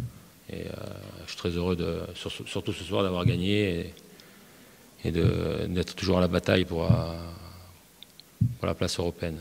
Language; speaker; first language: French; native; French